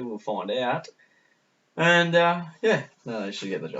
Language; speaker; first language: English; native; English